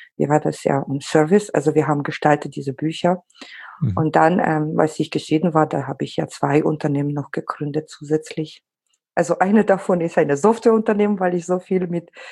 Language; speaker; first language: German; non-native, fluent; Ukrainian